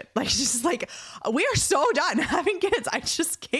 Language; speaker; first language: English; native; English